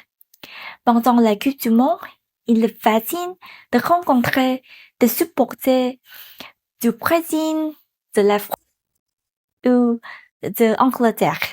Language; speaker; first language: French; non-native, fluent; Vietnamese